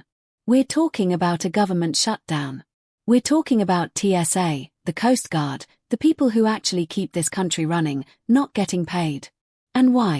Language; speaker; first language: English; native; English